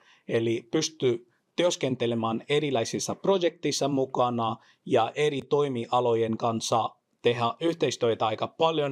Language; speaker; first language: Finnish; non-native, fluent; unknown